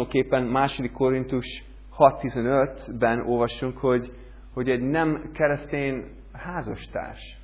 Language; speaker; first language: Hungarian; non-native, learner; English